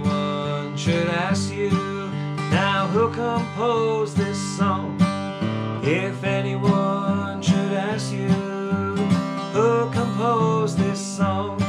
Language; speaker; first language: English; native; English